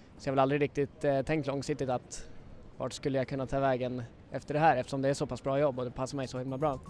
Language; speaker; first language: Swedish; native; Swedish